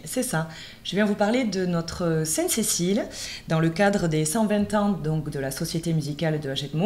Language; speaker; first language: French; native; French